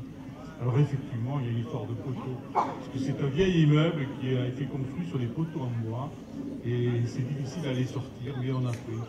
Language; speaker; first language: French; native; French